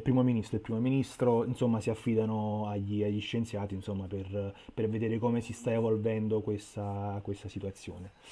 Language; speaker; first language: Italian; native; Italian